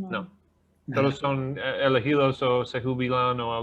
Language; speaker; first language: Spanish; non-native, fluent; English